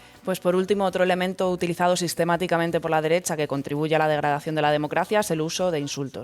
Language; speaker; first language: Spanish; native; Spanish